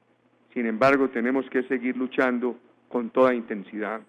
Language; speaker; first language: Spanish; native; Spanish